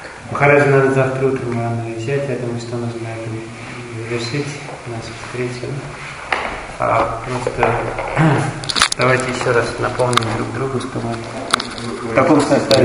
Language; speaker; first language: Russian; native; Russian